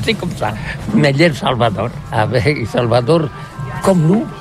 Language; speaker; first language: French; non-native, learner; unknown